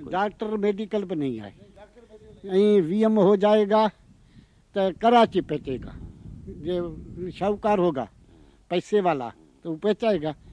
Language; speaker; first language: Urdu; non-native, local second language; Sindhi